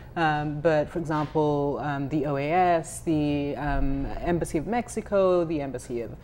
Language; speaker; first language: English; non-native, local second language; Ganda